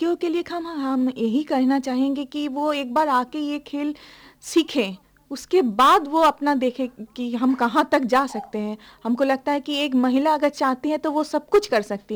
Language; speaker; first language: Hindi; non-native, local second language; Bangla